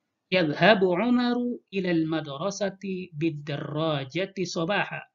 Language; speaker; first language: Arabic; non-native, fluent; Indonesian